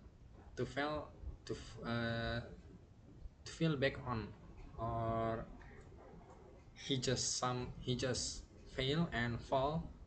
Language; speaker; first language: English; non-native, learner; Indonesian